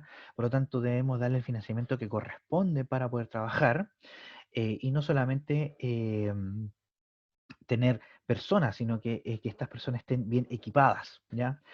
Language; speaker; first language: Spanish; native; Spanish